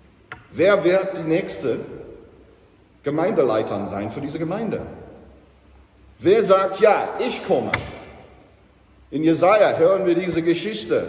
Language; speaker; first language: German; non-native, fluent; English